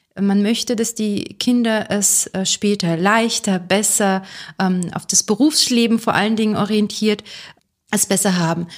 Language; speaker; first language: German; early bilingual, other home language; Russian